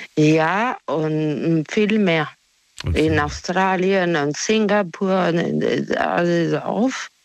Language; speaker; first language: German; non-native, fluent; Spanish